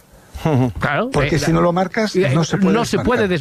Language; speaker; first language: Spanish; native; Spanish